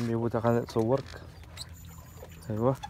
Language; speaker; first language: Arabic; native; Arabic